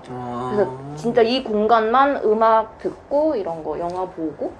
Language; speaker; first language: Korean; native; Korean